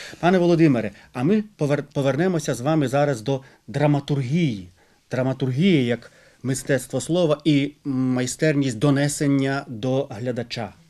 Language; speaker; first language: Ukrainian; native; Ukrainian